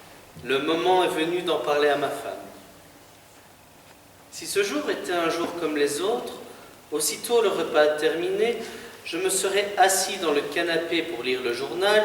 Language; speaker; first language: French; native; French